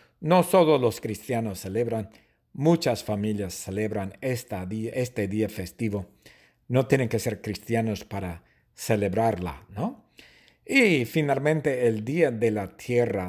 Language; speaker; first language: Spanish; non-native, fluent; English